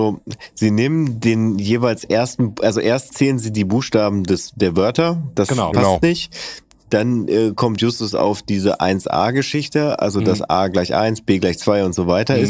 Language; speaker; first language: German; native; German